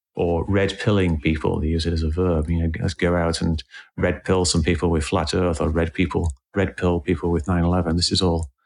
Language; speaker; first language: English; native; English